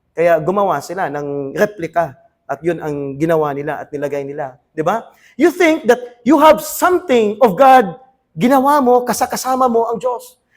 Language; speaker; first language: Filipino; native; Filipino